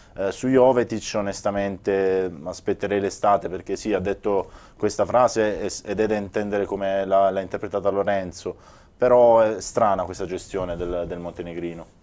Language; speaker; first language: Italian; native; Italian